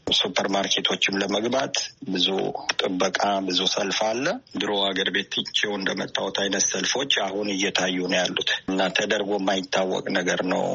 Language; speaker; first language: Amharic; non-native, local second language; Italian